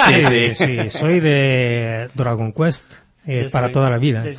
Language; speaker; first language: Spanish; non-native, fluent; Japanese